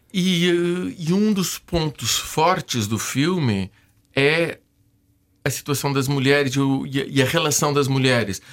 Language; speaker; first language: Portuguese; native; Portuguese